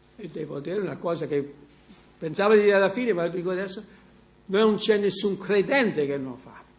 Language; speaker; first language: Italian; non-native, fluent; English